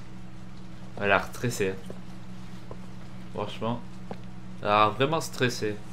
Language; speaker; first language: French; native; French